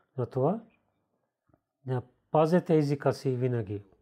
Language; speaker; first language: Bulgarian; non-native, learner; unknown